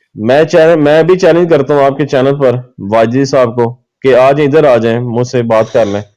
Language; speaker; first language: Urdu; non-native, local second language; Punjabi